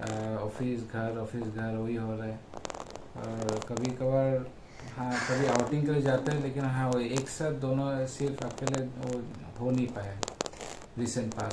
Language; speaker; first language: Hindi; non-native, local second language; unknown